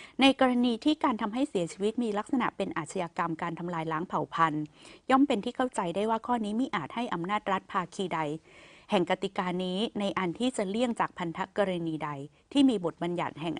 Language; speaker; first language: Thai; native; Thai